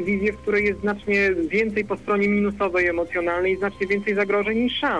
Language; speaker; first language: Polish; native; Polish